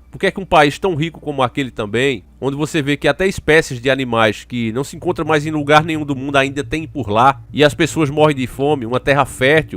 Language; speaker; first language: Portuguese; native; Portuguese